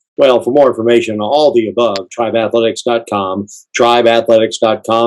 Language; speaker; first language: English; native; English